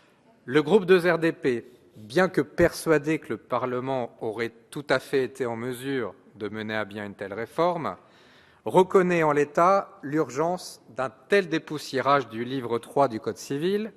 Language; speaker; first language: French; native; French